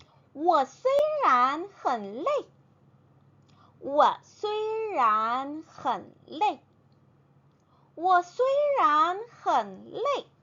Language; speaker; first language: Chinese; non-native, fluent; Korean